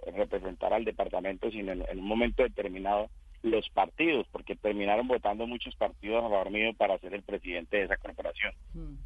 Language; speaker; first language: Spanish; native; Spanish